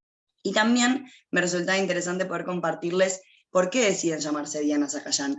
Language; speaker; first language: Spanish; native; Spanish